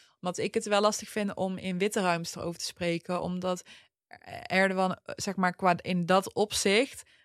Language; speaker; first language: Dutch; early bilingual, other home language; Turkish